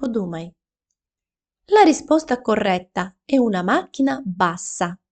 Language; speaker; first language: Italian; non-native, fluent; Ukrainian